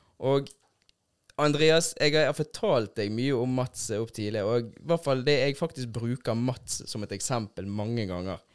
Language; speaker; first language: Norwegian; native; Norwegian